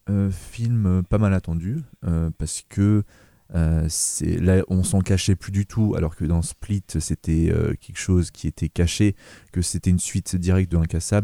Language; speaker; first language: French; native; French